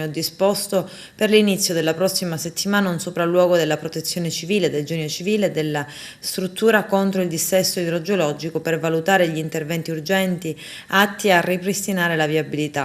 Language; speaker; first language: Italian; native; Italian